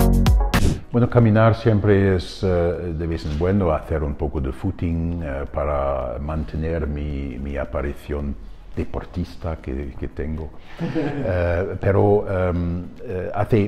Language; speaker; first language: Spanish; non-native, fluent; German